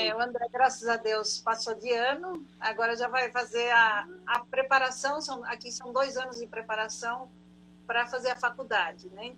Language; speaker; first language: Portuguese; native; Portuguese